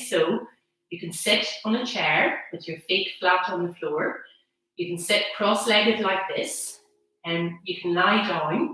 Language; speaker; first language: English; native; English